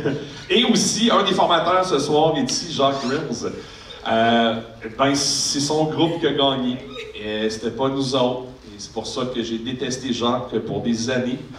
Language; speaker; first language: French; native; French